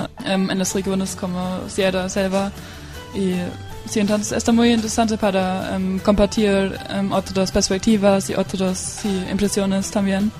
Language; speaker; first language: Spanish; non-native, learner; German